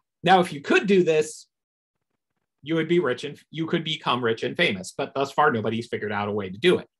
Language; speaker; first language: English; native; English